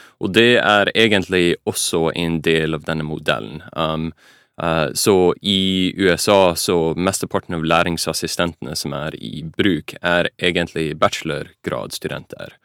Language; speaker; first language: Norwegian; non-native, fluent; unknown